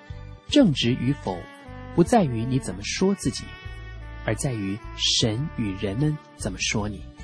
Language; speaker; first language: Chinese; native; Chinese